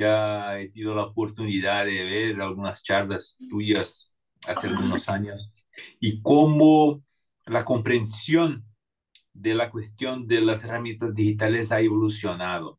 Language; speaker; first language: Spanish; non-native, fluent; Portuguese